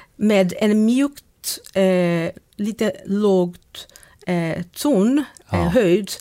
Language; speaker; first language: Swedish; non-native, fluent; Portuguese